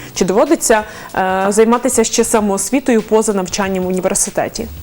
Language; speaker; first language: Ukrainian; native; Ukrainian